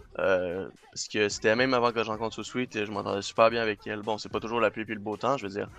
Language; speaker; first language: French; non-native, local second language; English